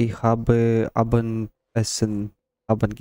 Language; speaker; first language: German; non-native, learner; Russian